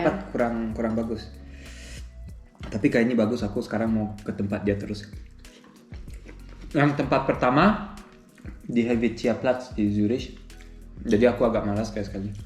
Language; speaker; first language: Indonesian; early bilingual, heritage; German